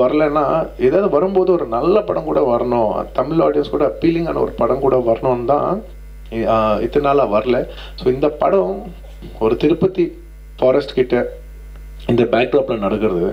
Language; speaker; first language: Tamil; non-native, local second language; Telugu